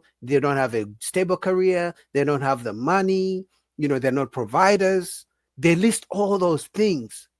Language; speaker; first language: English; native; English